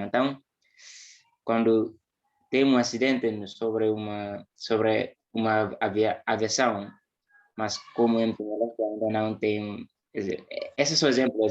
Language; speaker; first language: Portuguese; non-native, local second language; Tetum